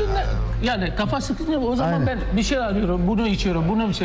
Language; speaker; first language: Turkish; non-native, learner; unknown